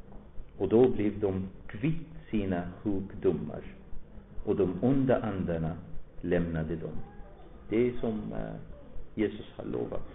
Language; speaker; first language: Swedish; non-native, fluent; Arabic